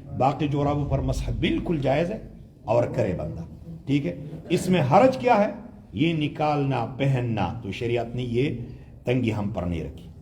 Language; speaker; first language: Urdu; non-native, local second language; Pashto